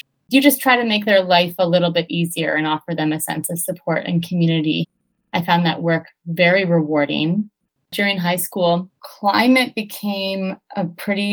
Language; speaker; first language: English; native; English